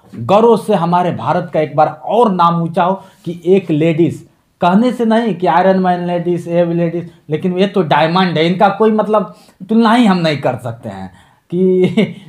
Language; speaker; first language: Hindi; native; Hindi